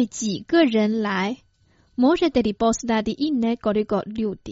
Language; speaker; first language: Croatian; non-native, fluent; Chinese